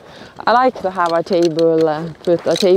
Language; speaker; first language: English; non-native, learner; Norwegian